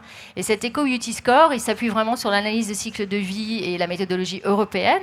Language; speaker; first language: French; native; French